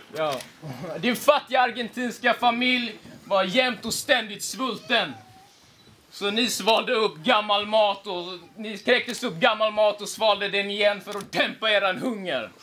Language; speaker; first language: Swedish; native; Swedish